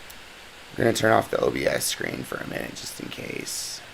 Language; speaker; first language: English; native; English